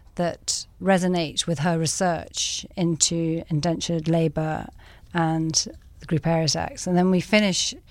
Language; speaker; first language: English; native; English